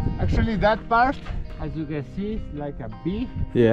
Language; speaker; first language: English; non-native, fluent; Spanish